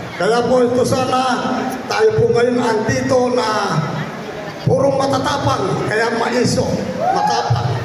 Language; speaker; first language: Filipino; non-native, local second language; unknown